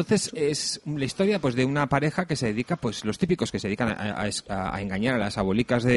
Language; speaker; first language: Spanish; native; Spanish